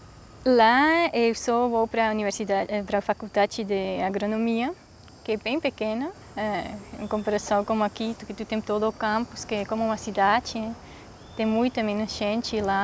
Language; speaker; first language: Portuguese; non-native, fluent; Swiss German